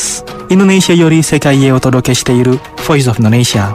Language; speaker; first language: Japanese; non-native, fluent; Indonesian